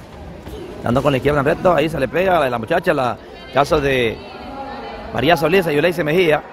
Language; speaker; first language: Spanish; native; Spanish